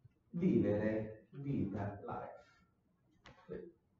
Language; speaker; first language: English; non-native, fluent; Italian